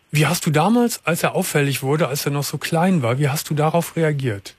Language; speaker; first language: German; native; German